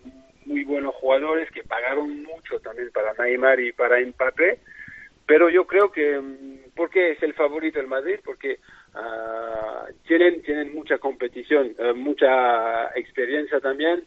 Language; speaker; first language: Spanish; non-native, fluent; French